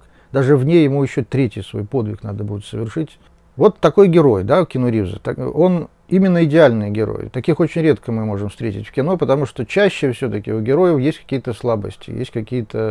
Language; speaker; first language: Russian; native; Russian